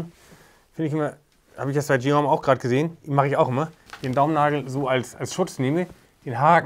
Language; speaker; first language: German; native; German